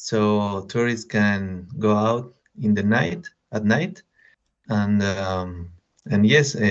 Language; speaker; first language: English; non-native, learner; Spanish